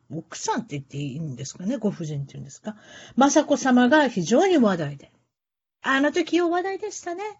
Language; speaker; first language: Japanese; native; Japanese